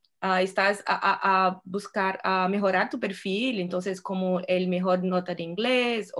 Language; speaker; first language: Spanish; non-native, fluent; Portuguese